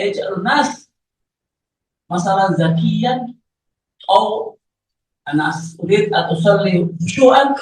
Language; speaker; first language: Arabic; non-native, learner; Malay